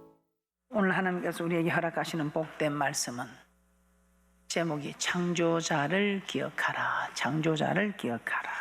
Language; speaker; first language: Korean; native; Korean